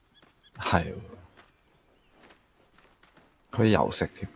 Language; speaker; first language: Chinese; native; Chinese